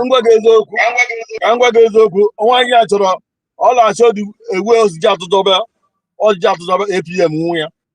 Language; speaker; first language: Igbo; early bilingual, heritage; Igbo